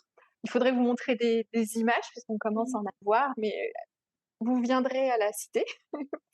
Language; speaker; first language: French; native; French